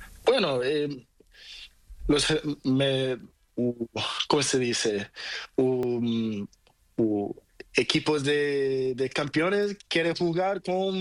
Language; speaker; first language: Spanish; non-native, learner; Portuguese